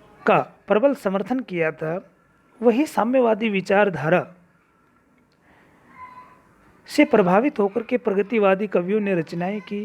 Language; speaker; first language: Hindi; native; Hindi